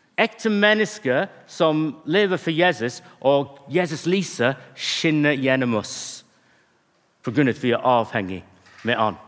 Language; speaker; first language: Norwegian; non-native, fluent; English